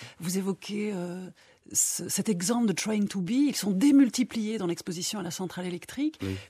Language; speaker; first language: French; native; French